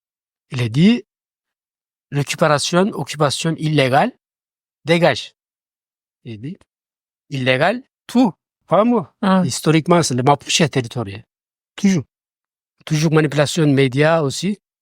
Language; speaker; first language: French; non-native, learner; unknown